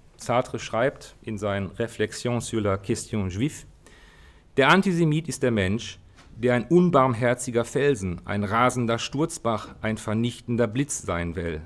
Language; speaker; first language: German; native; German